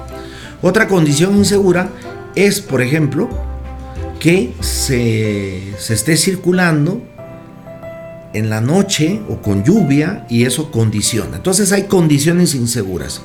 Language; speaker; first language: Spanish; native; Spanish